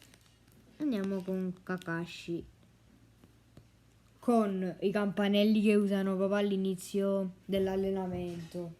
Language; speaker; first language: Italian; native; Italian